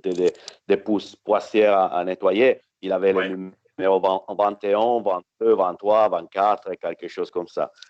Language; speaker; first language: French; non-native, fluent; Italian